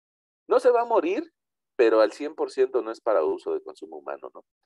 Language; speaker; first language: Spanish; native; Spanish